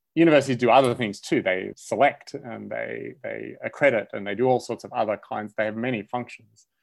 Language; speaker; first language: English; native; English